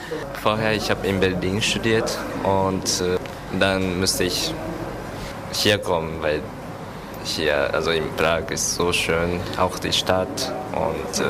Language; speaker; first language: German; non-native, learner; Japanese